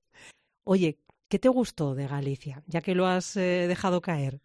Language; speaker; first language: Spanish; native; Spanish